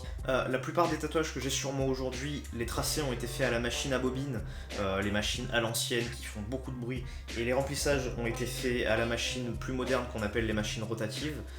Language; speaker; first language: French; native; French